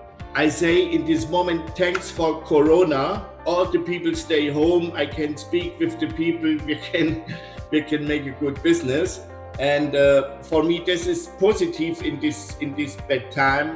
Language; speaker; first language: English; non-native, learner; German